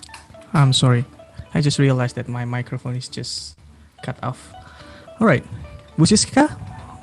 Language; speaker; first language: English; non-native, fluent; Indonesian